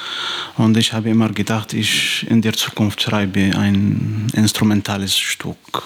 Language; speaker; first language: German; non-native, fluent; Arabic